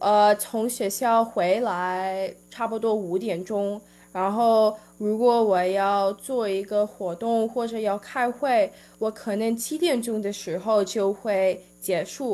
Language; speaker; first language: Chinese; early bilingual, heritage; Chinese